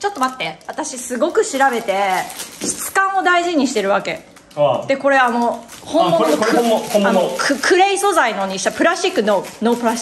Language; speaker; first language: Japanese; native; Japanese